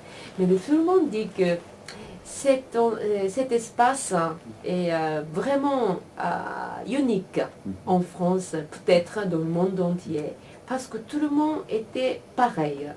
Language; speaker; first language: French; non-native, learner; Japanese